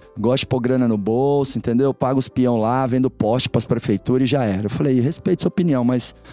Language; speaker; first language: Portuguese; native; Portuguese